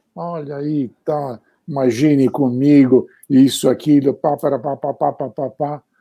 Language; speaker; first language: Portuguese; non-native, fluent; Italian